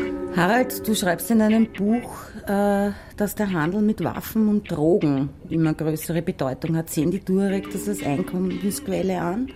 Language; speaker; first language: German; native; German